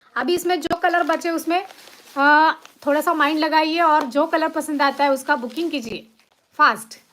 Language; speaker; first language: Hindi; non-native, local second language; Marathi